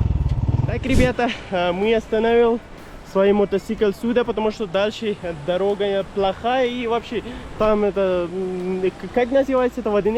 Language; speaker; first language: Russian; non-native, learner; Urdu